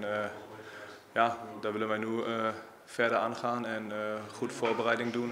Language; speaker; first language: Dutch; non-native, fluent; German